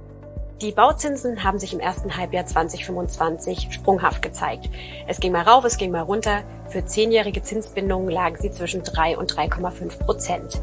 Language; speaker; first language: German; native; German